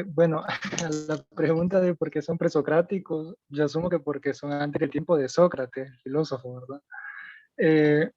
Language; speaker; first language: Spanish; native; Spanish